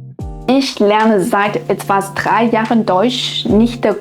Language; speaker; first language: German; non-native, fluent; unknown